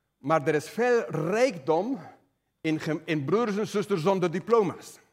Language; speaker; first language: Dutch; non-native, fluent; Spanish